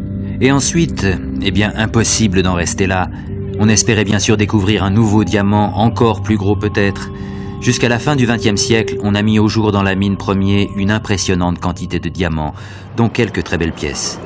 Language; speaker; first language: French; native; French